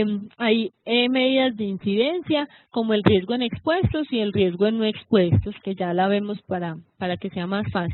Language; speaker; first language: Spanish; native; Spanish